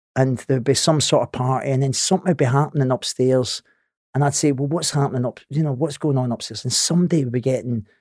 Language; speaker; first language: English; native; English